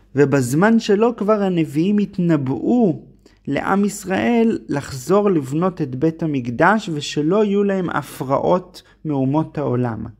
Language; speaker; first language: Hebrew; native; Hebrew